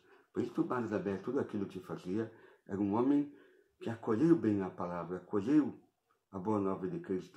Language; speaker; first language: Portuguese; native; Portuguese